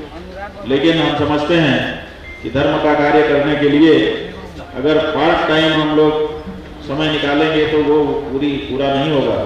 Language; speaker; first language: Hindi; native; Hindi